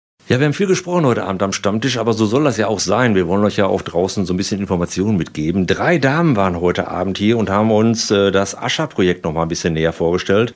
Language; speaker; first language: German; native; German